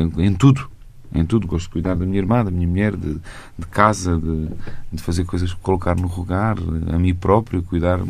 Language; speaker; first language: Portuguese; non-native, fluent; Bosnian